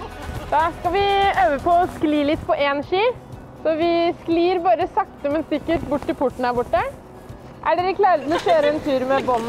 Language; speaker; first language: Norwegian; native; Norwegian